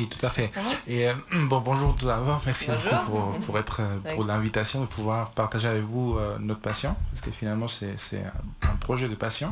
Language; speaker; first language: French; non-native, fluent; Spanish